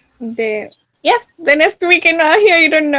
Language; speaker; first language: English; non-native, learner; Spanish